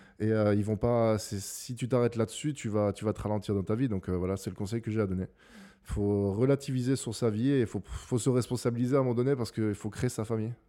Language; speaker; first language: French; native; French